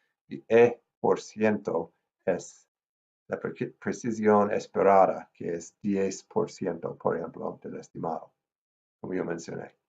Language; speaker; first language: Spanish; non-native, fluent; English